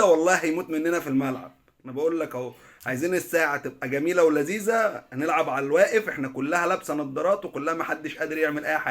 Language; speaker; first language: Arabic; native; Arabic